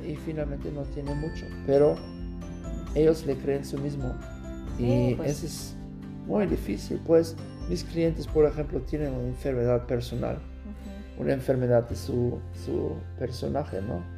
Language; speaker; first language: Spanish; non-native, learner; German